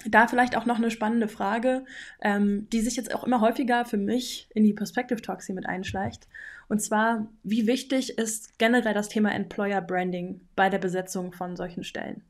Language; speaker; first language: German; native; German